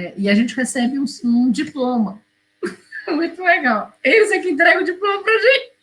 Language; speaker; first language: Portuguese; native; Portuguese